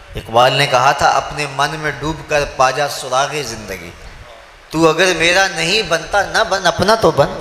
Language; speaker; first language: Urdu; non-native, local second language; Punjabi